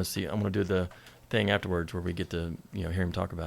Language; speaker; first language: English; native; English